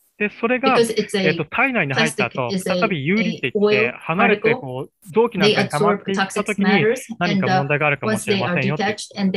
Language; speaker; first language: Japanese; native; Japanese